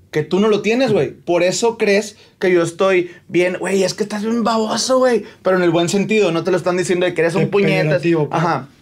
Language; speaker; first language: Spanish; native; Spanish